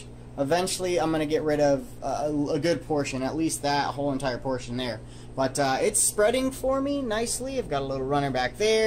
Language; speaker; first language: English; native; English